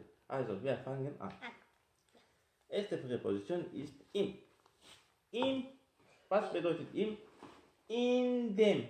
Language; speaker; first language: German; non-native, fluent; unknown